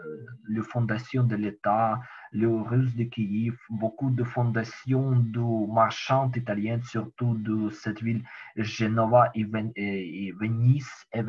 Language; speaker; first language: French; non-native, learner; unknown